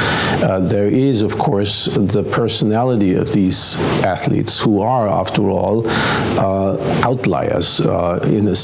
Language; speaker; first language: English; non-native, fluent; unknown